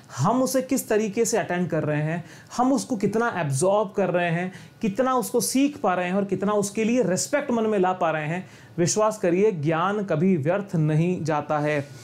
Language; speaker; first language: Hindi; native; Hindi